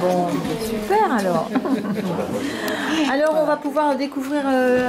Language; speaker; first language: French; native; French